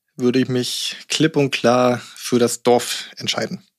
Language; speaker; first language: German; native; German